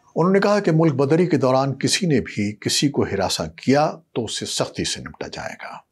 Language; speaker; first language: Urdu; native; Urdu